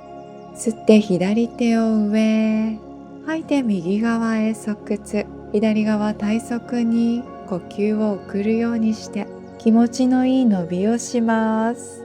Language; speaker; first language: Japanese; native; Japanese